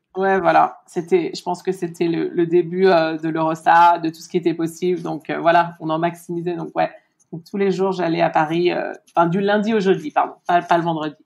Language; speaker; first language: French; early bilingual, heritage; French